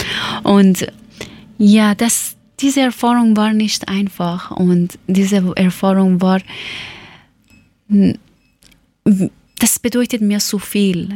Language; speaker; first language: German; non-native, learner; Persian